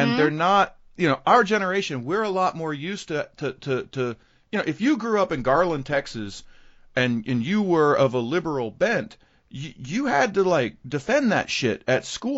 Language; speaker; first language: English; native; English